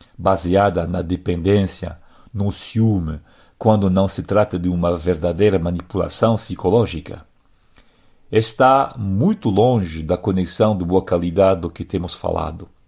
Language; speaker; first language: Portuguese; non-native, fluent; French